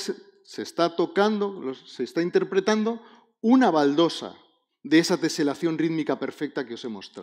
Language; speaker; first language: Spanish; native; Spanish